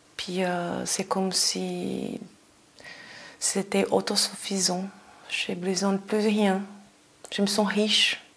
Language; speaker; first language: French; non-native, fluent; Portuguese